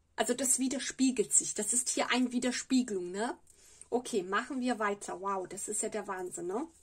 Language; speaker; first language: German; non-native, fluent; Italian